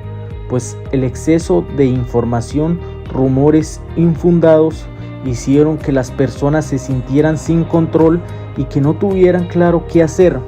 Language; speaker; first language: Spanish; native; Spanish